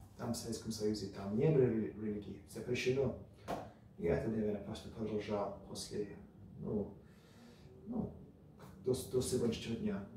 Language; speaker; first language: Russian; early bilingual, heritage; Russian